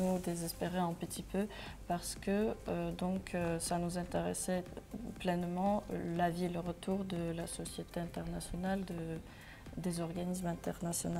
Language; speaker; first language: French; non-native, fluent; Armenian